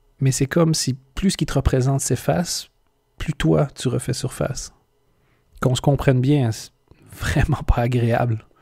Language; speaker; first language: French; native; French